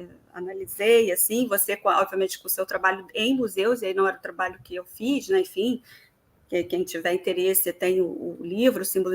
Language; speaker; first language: Portuguese; native; Portuguese